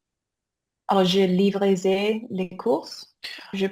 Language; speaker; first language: French; non-native, learner; English